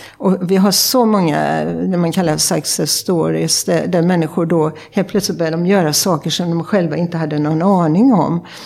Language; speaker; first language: Swedish; native; Swedish